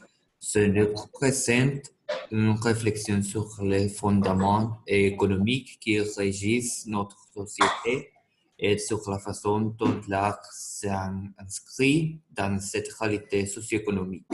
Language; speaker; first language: French; non-native, fluent; Spanish